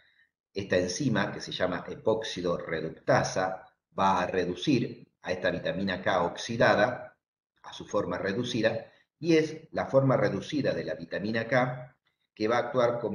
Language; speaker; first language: Spanish; native; Spanish